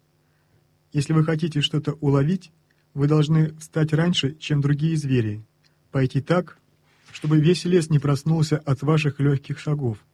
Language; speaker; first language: Russian; native; Russian